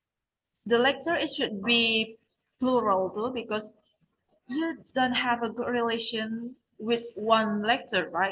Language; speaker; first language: English; non-native, learner; Indonesian